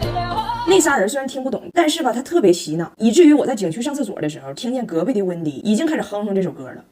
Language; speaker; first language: Chinese; native; Chinese